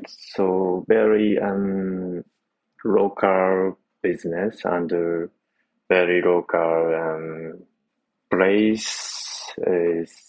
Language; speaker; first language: English; non-native, learner; Japanese